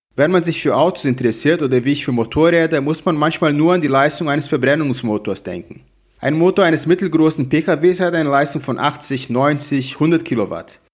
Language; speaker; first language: German; non-native, fluent; Portuguese